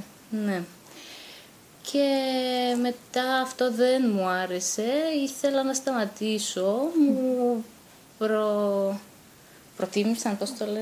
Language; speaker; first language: Greek; non-native, fluent; Bulgarian